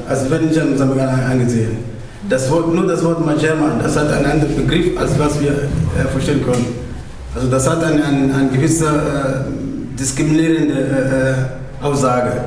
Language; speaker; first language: German; non-native, fluent; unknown